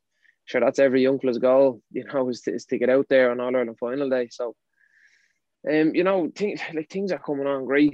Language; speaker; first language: English; native; English